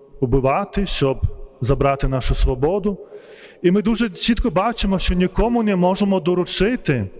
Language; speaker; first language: Ukrainian; non-native, fluent; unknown